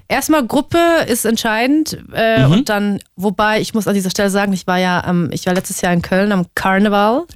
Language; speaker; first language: German; native; German